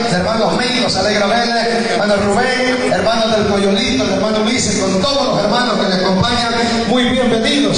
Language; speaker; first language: Spanish; native; Spanish